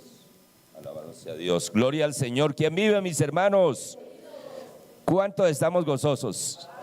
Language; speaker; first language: Spanish; native; Spanish